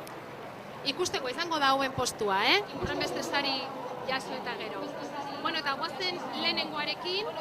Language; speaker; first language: Basque; native; Basque